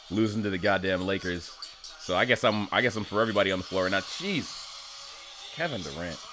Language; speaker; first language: English; native; English